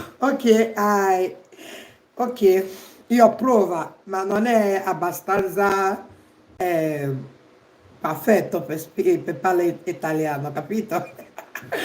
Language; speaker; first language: Italian; non-native, learner; Igbo